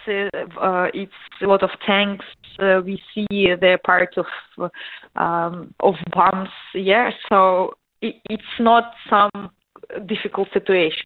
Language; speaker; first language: English; non-native, learner; Ukrainian